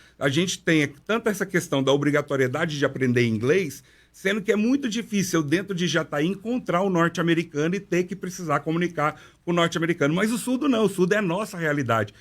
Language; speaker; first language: Portuguese; non-native, local second language; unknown